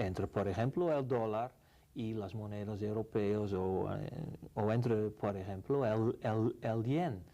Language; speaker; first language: Spanish; non-native, fluent; Dutch